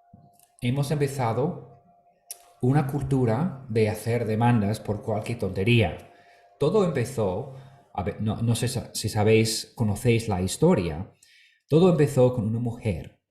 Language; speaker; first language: Spanish; non-native, fluent; English